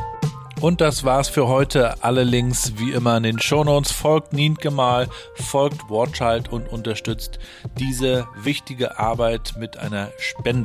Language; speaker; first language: German; native; German